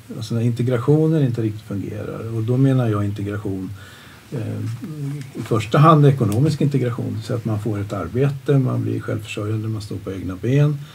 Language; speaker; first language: Swedish; native; Swedish